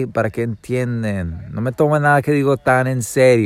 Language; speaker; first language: Spanish; non-native, fluent; English